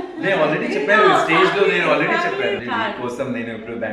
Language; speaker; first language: Telugu; non-native, learner; Hindi